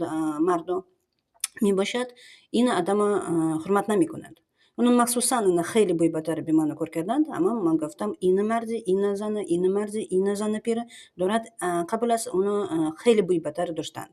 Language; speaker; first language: Persian; non-native, learner; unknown